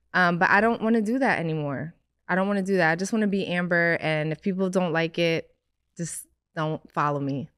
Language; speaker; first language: English; native; English